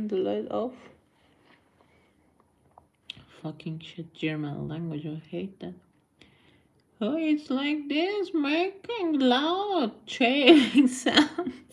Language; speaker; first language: English; non-native, learner; Persian